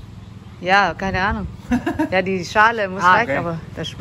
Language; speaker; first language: German; non-native, learner; Vietnamese